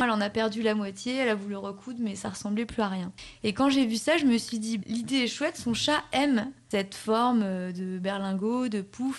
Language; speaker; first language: French; native; French